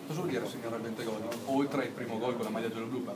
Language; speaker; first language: Italian; native; Italian